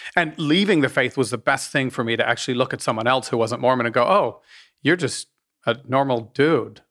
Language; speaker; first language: English; native; English